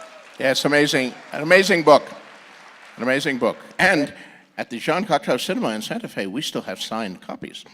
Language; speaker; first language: English; native; English